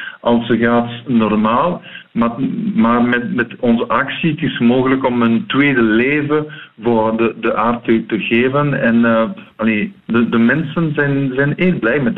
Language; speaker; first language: Dutch; non-native, learner; French